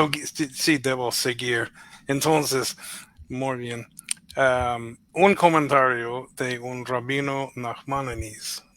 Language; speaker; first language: Spanish; non-native, fluent; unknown